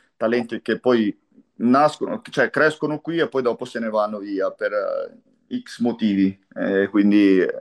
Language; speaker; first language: Italian; non-native, fluent; Portuguese